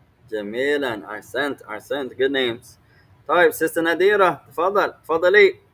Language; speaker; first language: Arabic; non-native, fluent; English